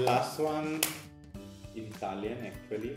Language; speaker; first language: English; non-native, fluent; Italian